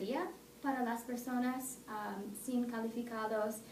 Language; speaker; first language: Spanish; non-native, learner; English